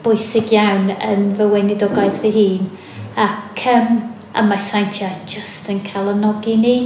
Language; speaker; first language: Welsh; non-native, fluent; English